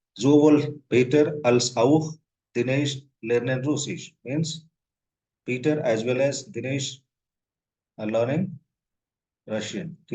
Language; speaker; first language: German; non-native, fluent; Hindi